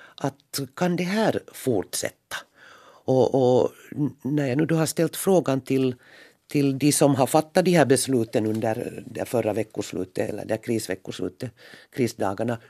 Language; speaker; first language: Swedish; native; Swedish